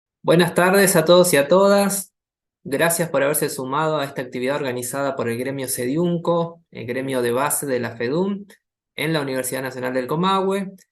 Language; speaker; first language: Spanish; native; Spanish